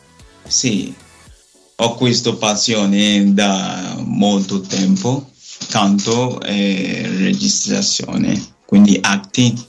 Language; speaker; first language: Italian; non-native, learner; Nigerian Pidgin